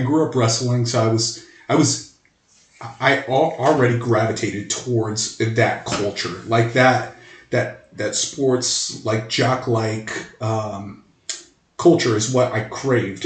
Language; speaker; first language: English; native; English